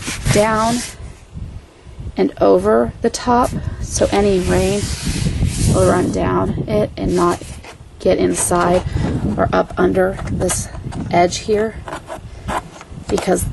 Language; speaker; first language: English; native; English